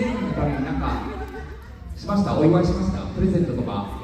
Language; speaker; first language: Japanese; non-native, fluent; Filipino